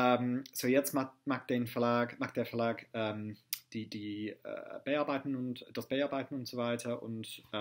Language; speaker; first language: German; non-native, fluent; English